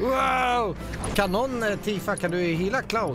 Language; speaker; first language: Swedish; native; Swedish